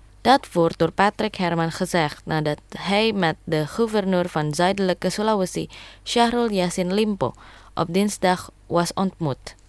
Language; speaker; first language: Dutch; non-native, fluent; Indonesian